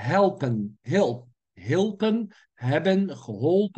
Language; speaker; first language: Dutch; non-native, learner; Turkish